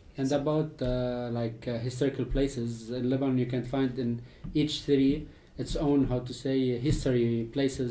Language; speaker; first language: English; non-native, fluent; Arabic